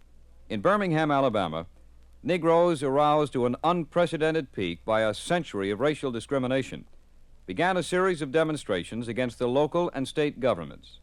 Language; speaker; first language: English; native; English